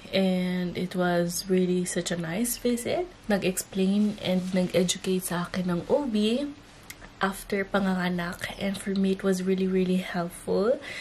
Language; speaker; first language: English; non-native, local second language; Filipino